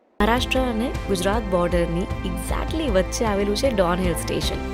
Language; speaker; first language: Gujarati; native; Gujarati